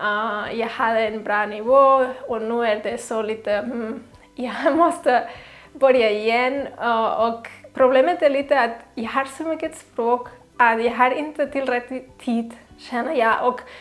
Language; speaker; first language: Swedish; non-native, fluent; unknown